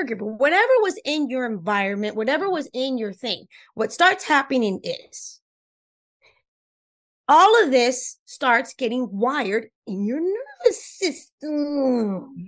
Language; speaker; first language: English; non-native, fluent; Spanish